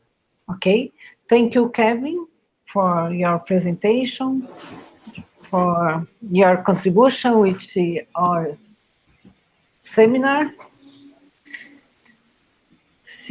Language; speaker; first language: English; non-native, fluent; Portuguese